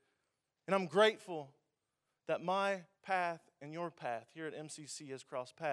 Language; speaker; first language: English; native; English